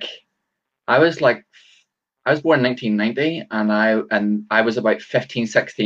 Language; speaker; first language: English; native; English